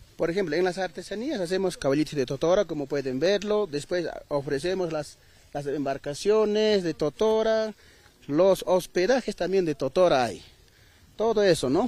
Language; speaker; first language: Spanish; non-native, local second language; Aymara